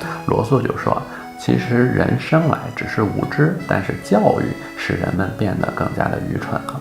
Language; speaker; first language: Chinese; native; Chinese